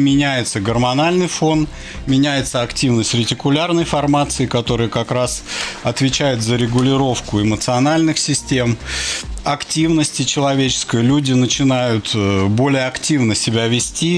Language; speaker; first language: Russian; native; Russian